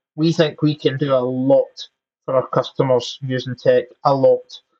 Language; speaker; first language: English; native; English